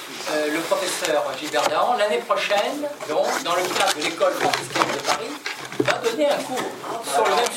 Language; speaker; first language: French; native; French